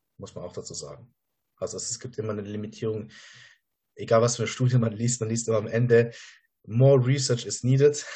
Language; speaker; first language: German; native; German